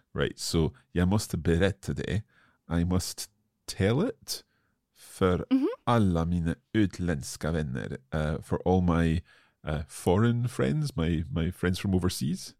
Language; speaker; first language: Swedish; non-native, learner; English